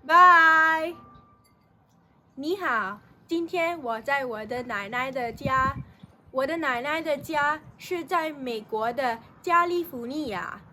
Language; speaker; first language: Chinese; non-native, fluent; Sinhala